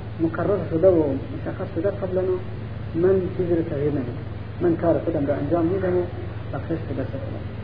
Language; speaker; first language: Persian; non-native, local second language; Central Kurdish